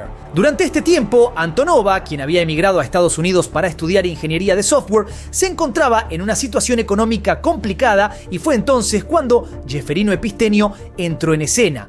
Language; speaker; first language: Spanish; native; Spanish